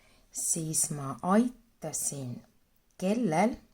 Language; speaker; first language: Estonian; non-native, local second language; Russian